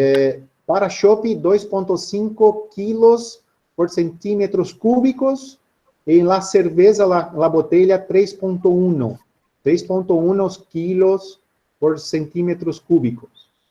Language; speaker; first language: Spanish; non-native, learner; Portuguese